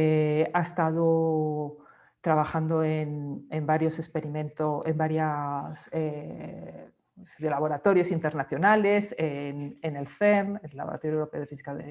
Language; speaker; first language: Spanish; native; Spanish